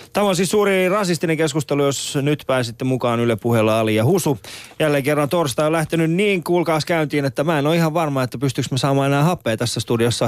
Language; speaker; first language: Finnish; early bilingual, other home language; Persian